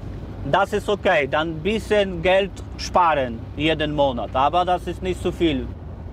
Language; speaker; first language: German; non-native, learner; Polish